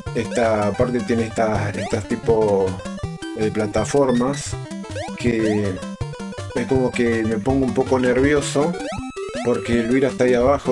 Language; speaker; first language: Spanish; native; Spanish